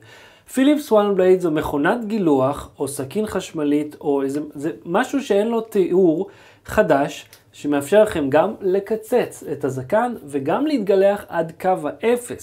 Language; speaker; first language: Hebrew; native; Hebrew